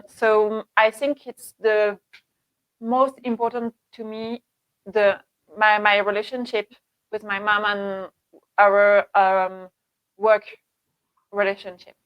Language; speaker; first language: English; non-native, learner; French